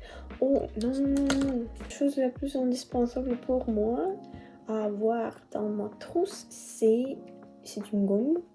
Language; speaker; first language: French; non-native, learner; Russian